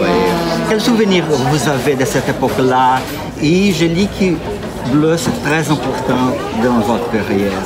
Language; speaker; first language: French; non-native, learner; Portuguese